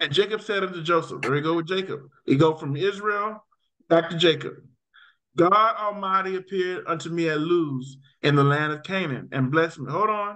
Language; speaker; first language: English; native; English